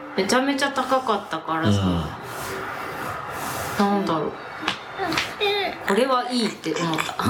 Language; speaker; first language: Japanese; native; Japanese